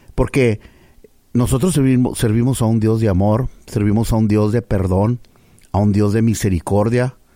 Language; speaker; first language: Spanish; early bilingual, heritage; Spanish